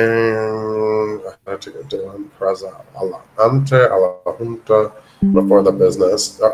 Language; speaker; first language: Spanish; non-native, learner; English